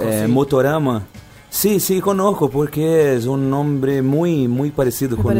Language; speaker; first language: Spanish; non-native, fluent; Portuguese